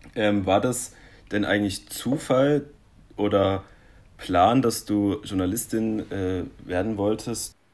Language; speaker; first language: German; native; German